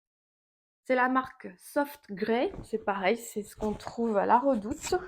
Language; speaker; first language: French; native; French